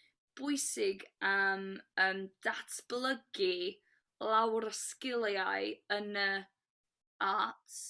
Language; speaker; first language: Welsh; non-native, local second language; English